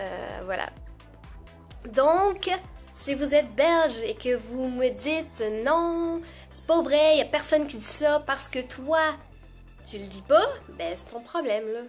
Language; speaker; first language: French; native; French